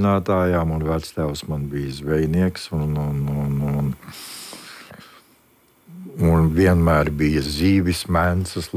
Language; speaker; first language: Latvian; native; Latvian